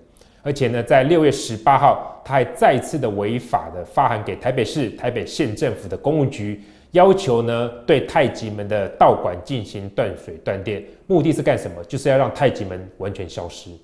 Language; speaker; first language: Chinese; native; Chinese